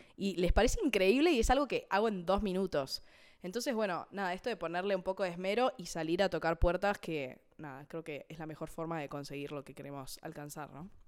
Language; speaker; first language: Spanish; native; Spanish